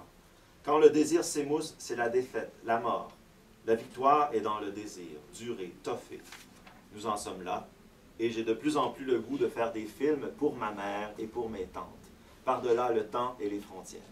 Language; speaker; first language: French; native; French